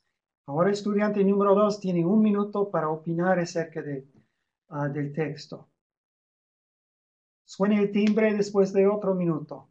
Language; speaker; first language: Spanish; non-native, fluent; English